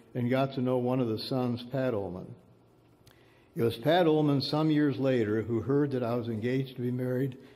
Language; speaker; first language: English; early bilingual, other home language; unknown